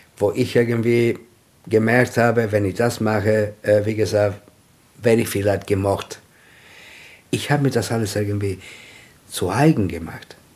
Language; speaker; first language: German; non-native, fluent; Italian